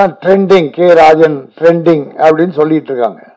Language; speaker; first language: Tamil; native; Tamil